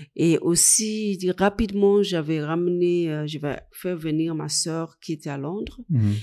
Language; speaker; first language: French; non-native, fluent; English